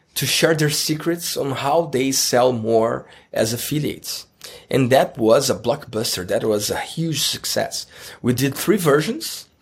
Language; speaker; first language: English; non-native, fluent; Portuguese